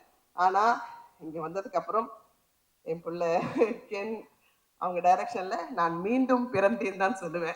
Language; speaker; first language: Tamil; native; Tamil